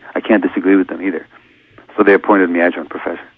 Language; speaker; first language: English; early bilingual, other home language; Hungarian